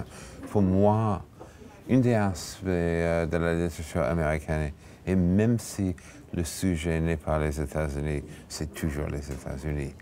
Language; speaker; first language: French; non-native, fluent; English